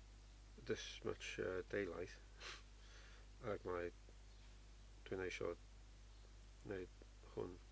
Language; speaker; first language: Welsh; non-native, learner; English